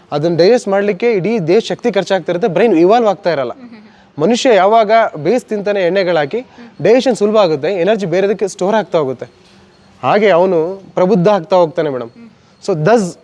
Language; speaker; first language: Kannada; native; Kannada